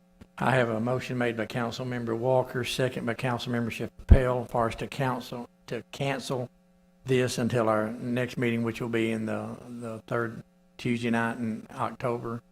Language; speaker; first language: English; native; English